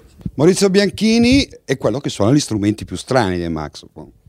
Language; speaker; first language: Italian; native; Italian